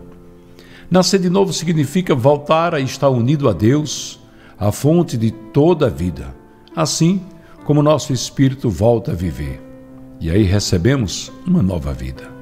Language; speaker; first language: Portuguese; native; Portuguese